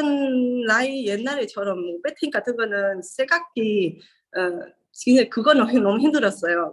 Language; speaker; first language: Korean; non-native, learner; Vietnamese